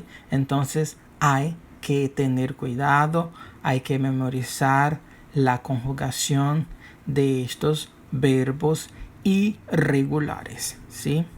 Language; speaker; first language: Spanish; non-native, fluent; Portuguese